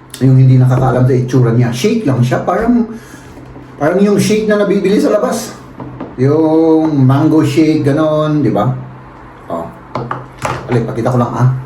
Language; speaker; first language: Filipino; native; Filipino